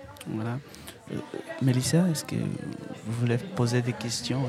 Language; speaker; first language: French; non-native, fluent; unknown